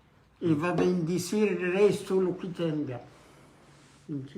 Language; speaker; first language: Spanish; non-native, fluent; Arabic